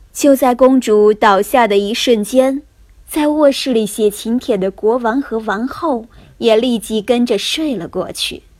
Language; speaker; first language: Chinese; native; Chinese